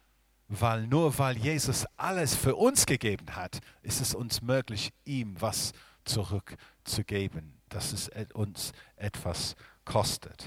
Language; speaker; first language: German; non-native, fluent; English